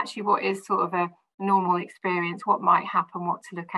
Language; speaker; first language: English; native; English